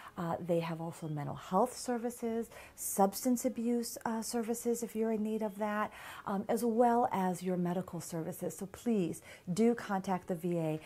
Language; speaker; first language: English; native; English